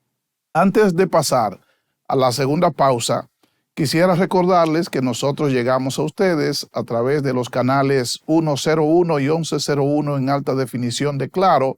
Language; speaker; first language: Spanish; native; Spanish